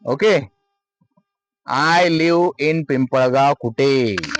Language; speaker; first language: English; non-native, local second language; Marathi